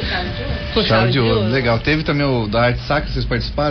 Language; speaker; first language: Portuguese; native; Portuguese